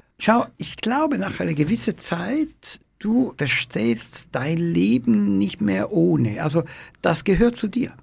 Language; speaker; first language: German; non-native, fluent; Italian